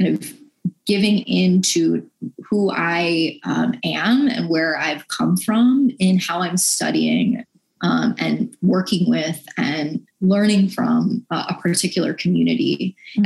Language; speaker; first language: English; native; English